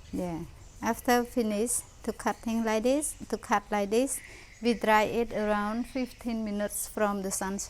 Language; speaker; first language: English; non-native, learner; Khmer